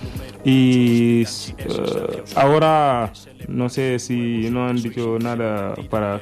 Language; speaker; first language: Spanish; non-native, learner; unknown